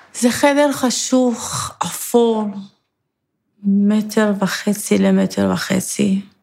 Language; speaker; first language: Hebrew; non-native, fluent; Persian